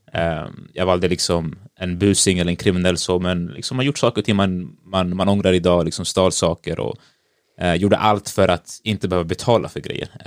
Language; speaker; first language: Swedish; early bilingual, other home language; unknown